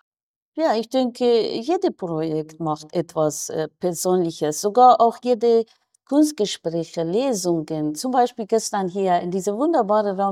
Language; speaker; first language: German; non-native, fluent; Persian